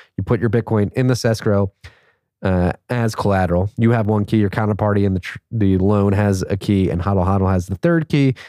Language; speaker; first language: English; native; English